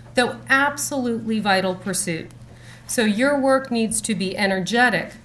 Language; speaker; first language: English; native; English